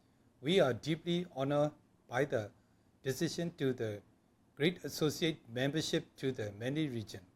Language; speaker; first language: English; non-native, local second language; Burmese